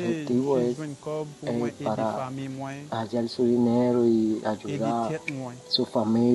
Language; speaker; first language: Spanish; non-native, learner; Haitian Creole